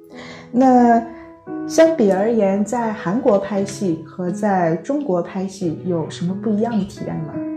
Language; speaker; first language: Chinese; native; Chinese